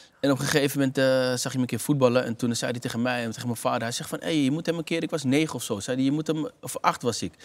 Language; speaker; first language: Dutch; native; Dutch